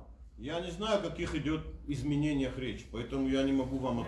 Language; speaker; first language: Russian; native; Russian